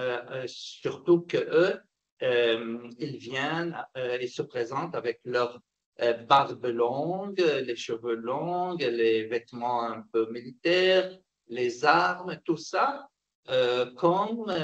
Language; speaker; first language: French; non-native, fluent; Arabic